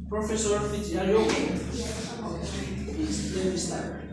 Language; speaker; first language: English; non-native, learner; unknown